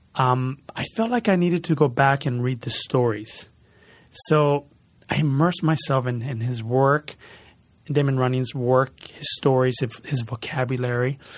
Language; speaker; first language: English; early bilingual, other home language; Spanish